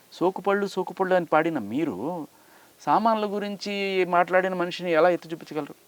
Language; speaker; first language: Telugu; native; Telugu